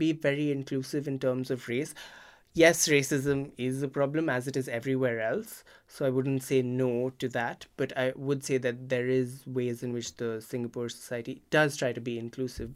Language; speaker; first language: English; non-native, local second language; Hindi